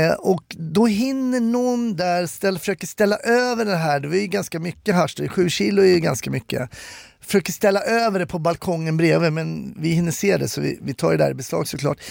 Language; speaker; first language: Swedish; native; Swedish